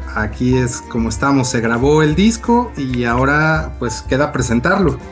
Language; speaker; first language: Spanish; native; Spanish